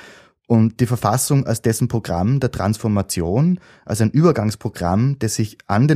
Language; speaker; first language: German; native; German